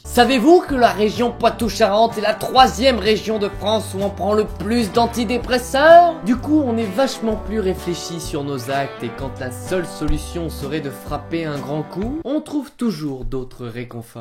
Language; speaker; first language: French; native; French